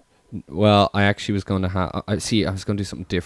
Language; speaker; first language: English; native; English